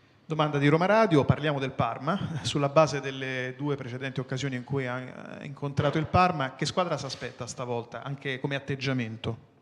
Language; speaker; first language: Italian; native; Italian